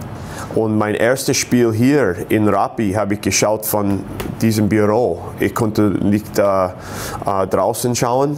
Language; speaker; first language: German; non-native, fluent; English